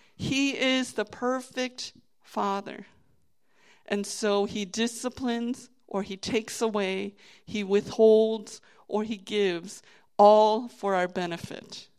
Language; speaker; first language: English; native; English